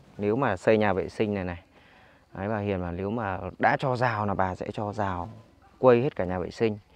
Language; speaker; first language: Vietnamese; native; Vietnamese